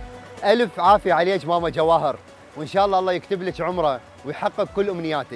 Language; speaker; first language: Arabic; native; Arabic